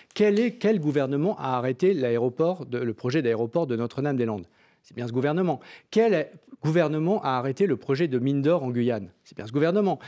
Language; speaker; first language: French; native; French